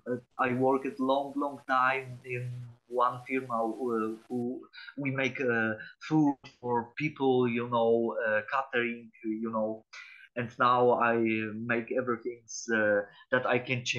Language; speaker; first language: English; non-native, learner; Polish